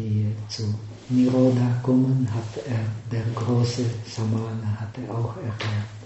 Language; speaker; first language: German; non-native, fluent; Czech